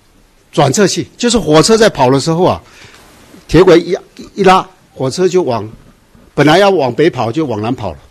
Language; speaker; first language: Chinese; native; Chinese